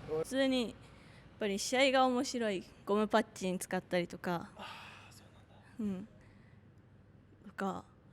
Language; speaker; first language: Japanese; native; Japanese